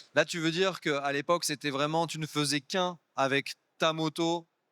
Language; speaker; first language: French; native; French